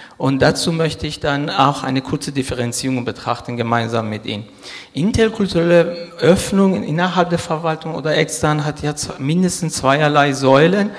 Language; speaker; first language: German; non-native, fluent; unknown